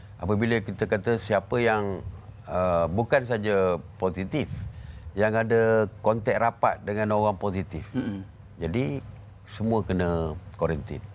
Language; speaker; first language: Malay; native; Malay